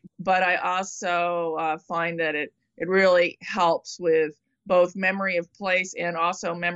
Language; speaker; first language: English; native; English